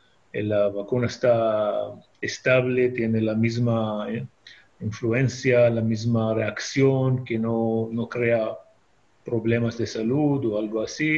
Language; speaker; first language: Spanish; non-native, fluent; Hebrew